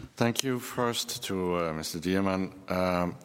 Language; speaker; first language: English; non-native, fluent; Danish